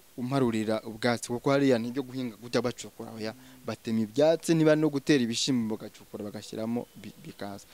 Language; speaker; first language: Kinyarwanda; early bilingual, heritage; Swahili